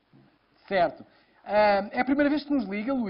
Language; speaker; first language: Portuguese; native; Portuguese